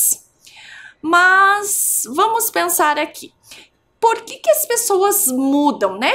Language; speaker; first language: Portuguese; native; Portuguese